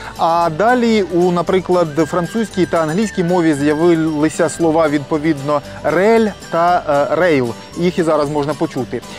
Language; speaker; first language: Ukrainian; native; Ukrainian